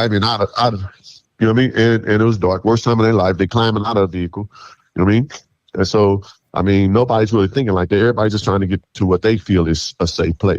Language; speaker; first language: English; native; English